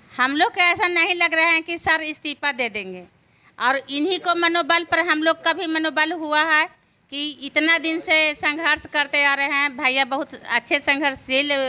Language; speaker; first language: Hindi; native; Hindi